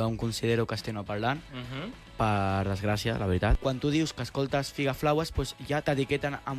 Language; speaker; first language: Catalan; non-native, local second language; Spanish